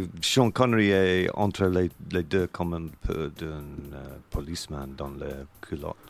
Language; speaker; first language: French; non-native, learner; English